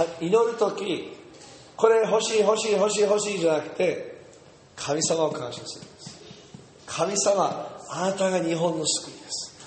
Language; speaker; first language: Japanese; non-native, fluent; English